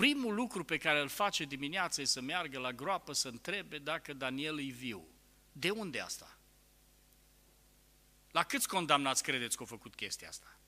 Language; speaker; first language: Romanian; native; Romanian